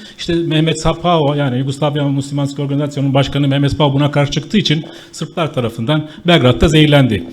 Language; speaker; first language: Turkish; native; Turkish